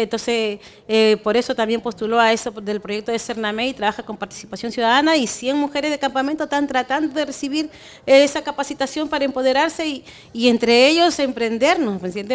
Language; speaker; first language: Spanish; native; Spanish